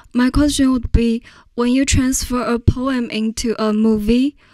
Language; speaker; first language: English; non-native, fluent; Chinese